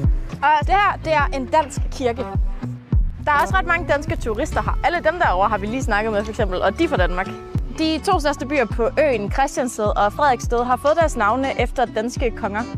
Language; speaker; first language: Danish; native; Danish